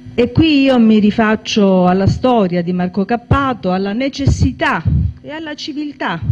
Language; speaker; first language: Italian; native; Italian